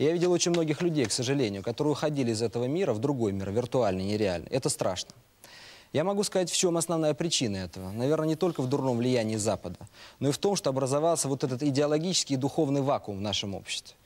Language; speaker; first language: Russian; native; Russian